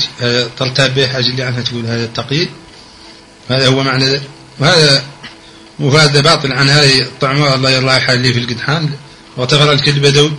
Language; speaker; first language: Arabic; native; Arabic